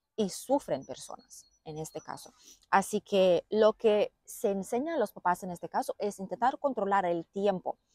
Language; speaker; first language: Spanish; non-native, fluent; Lithuanian